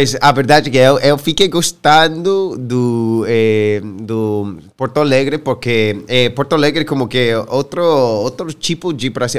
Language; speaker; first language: Portuguese; non-native, learner; English